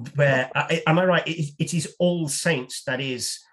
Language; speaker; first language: English; native; English